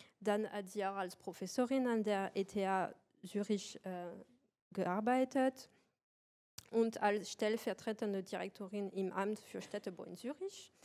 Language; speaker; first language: German; non-native, fluent; French